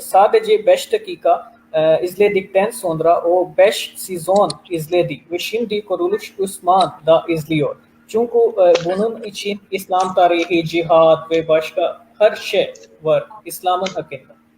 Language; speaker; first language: Turkish; non-native, learner; Urdu